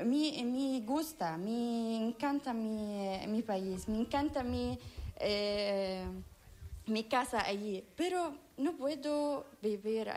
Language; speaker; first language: Spanish; non-native, learner; Arabic